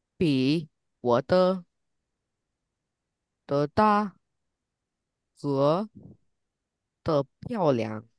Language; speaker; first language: Chinese; non-native, learner; Vietnamese